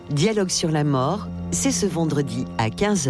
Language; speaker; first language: French; native; French